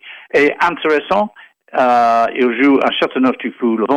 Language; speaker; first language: French; non-native, fluent; English